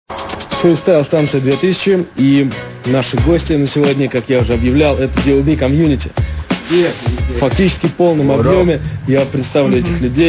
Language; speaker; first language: Russian; native; Russian